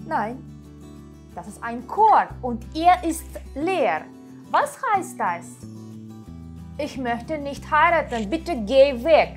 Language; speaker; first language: German; non-native, fluent; Russian